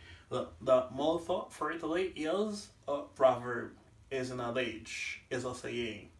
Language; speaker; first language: English; non-native, fluent; Haitian Creole